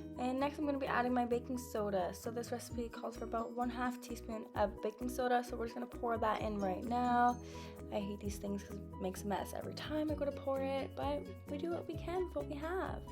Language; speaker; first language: English; native; English